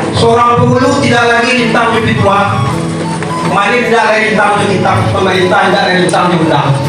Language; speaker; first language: Indonesian; non-native, local second language; Minangkabau